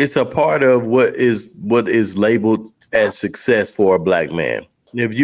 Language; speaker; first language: English; native; English